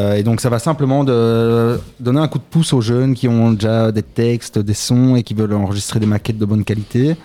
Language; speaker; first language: French; native; French